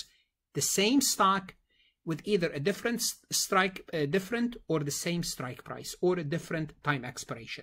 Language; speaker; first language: English; non-native, fluent; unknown